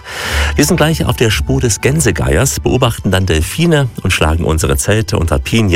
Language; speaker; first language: German; native; German